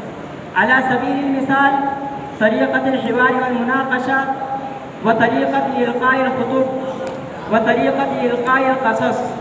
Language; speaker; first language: Arabic; non-native, learner; Urdu